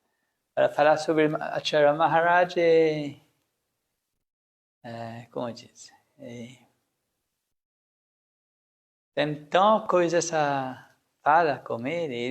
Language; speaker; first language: Portuguese; non-native, learner; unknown